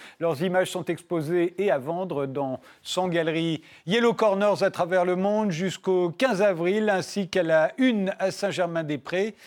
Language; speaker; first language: French; native; French